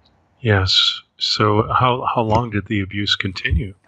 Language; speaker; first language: English; native; English